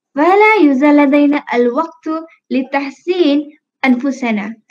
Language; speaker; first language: Arabic; non-native, fluent; Malay